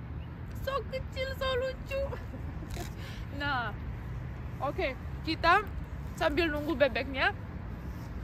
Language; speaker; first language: Indonesian; non-native, fluent; Romanian